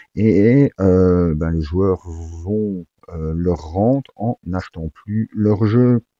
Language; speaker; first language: French; native; French